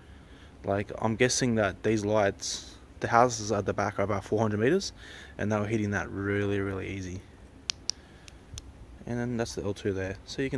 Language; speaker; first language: English; native; English